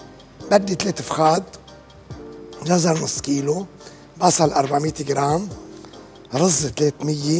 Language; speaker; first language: Arabic; native; Arabic